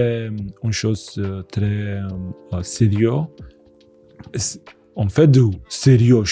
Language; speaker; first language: French; non-native, fluent; Romanian